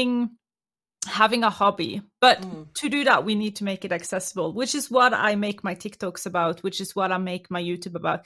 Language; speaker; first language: English; non-native, fluent; Norwegian